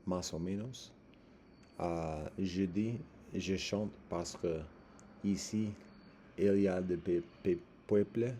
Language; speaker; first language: French; non-native, learner; English